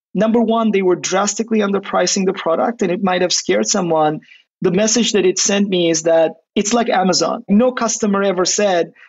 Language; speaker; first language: English; non-native, fluent; Turkish